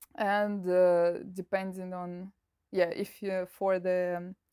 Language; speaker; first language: English; non-native, fluent; Russian